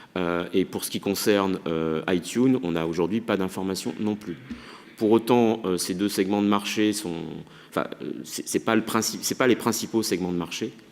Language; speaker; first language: French; native; French